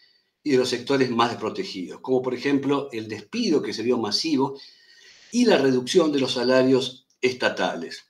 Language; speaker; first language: Spanish; native; Spanish